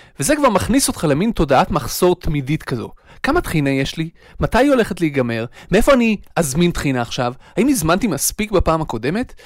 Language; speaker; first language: Hebrew; native; Hebrew